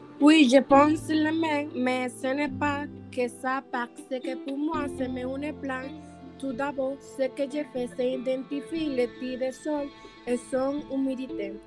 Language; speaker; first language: French; non-native, learner; Spanish